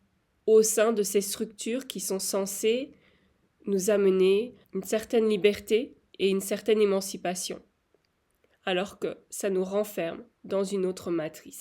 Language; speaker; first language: French; native; French